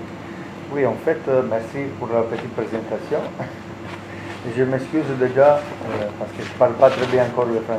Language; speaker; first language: French; non-native, learner; Italian